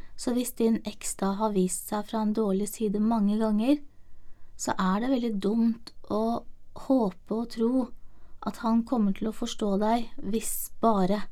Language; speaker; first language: Norwegian; native; Norwegian